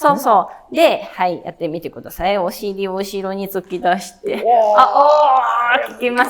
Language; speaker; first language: Japanese; native; Japanese